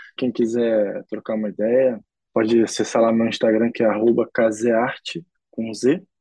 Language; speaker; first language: Portuguese; native; Portuguese